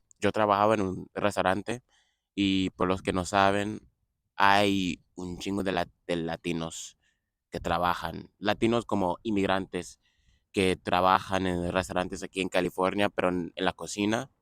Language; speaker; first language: Spanish; non-native, fluent; English